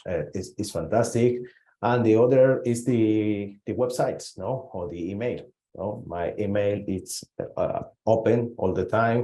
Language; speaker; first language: English; non-native, learner; Spanish